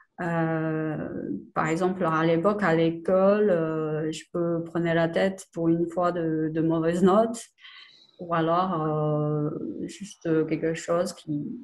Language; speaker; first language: French; non-native, fluent; Chinese